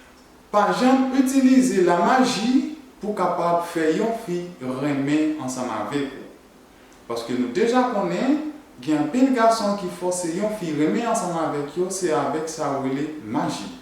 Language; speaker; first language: French; non-native, learner; Haitian Creole